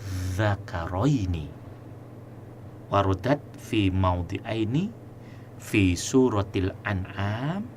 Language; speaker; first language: Arabic; non-native, fluent; Indonesian